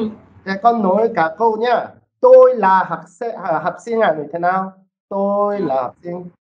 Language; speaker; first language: Vietnamese; non-native, fluent; Korean